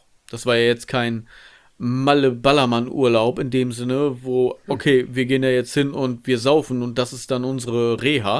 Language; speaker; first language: German; native; German